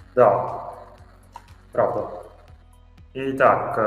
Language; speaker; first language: Russian; non-native, fluent; Italian